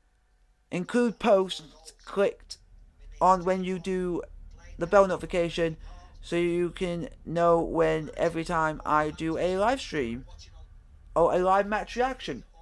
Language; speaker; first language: English; native; English